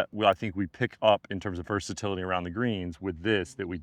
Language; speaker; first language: English; native; English